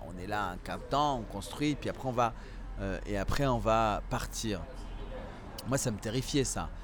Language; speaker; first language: French; early bilingual, other home language; Central Atlas Tamazight